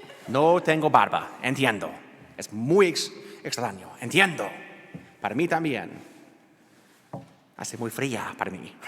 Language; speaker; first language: Spanish; non-native, learner; English